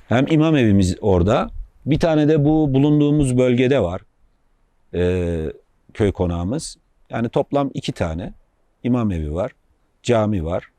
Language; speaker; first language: Turkish; native; Turkish